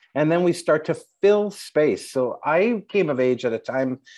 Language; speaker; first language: English; native; English